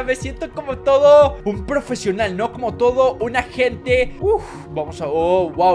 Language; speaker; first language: Spanish; native; Spanish